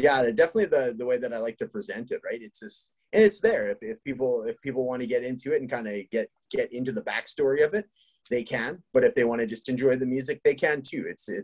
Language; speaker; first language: English; native; English